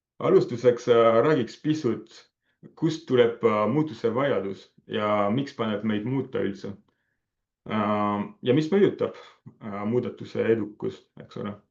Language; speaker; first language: Estonian; non-native, fluent; French